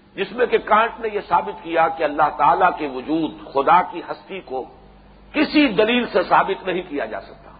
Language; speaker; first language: Urdu; native; Urdu